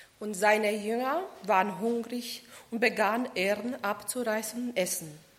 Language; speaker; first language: German; non-native, fluent; Polish